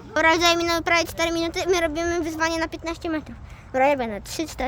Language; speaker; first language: Polish; native; Polish